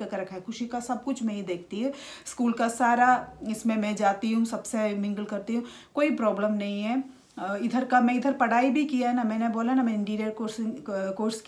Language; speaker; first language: Hindi; non-native, local second language; Malayalam